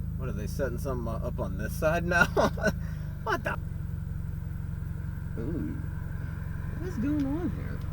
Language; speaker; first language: English; native; English